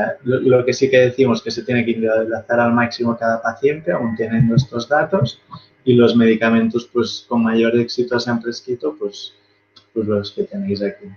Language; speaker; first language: Spanish; native; Spanish